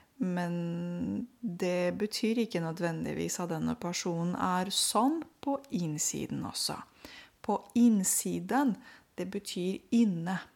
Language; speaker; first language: Norwegian; non-native, fluent; Romanian